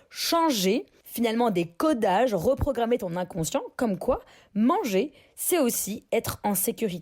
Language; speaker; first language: French; native; French